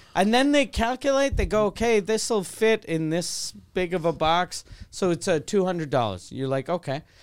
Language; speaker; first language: English; non-native, local second language; French